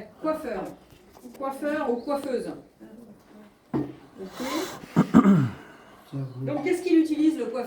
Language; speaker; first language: French; native; French